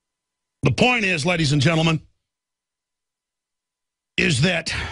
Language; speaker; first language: English; native; English